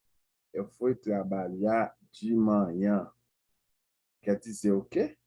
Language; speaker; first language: Portuguese; non-native, learner; Haitian Creole